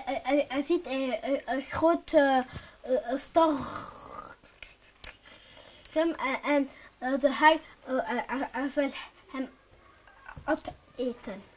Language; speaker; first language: Dutch; non-native, learner; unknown